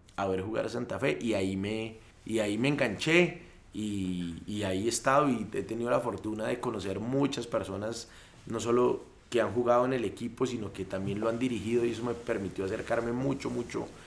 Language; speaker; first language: Spanish; native; Spanish